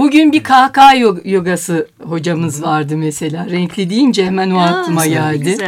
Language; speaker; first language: Turkish; native; Turkish